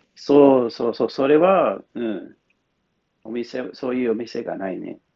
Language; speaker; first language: Japanese; non-native, fluent; English